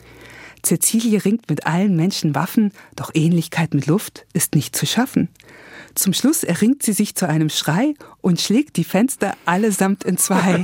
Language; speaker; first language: German; native; German